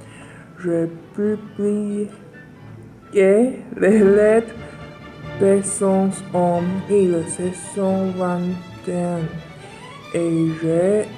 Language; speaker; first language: French; non-native, learner; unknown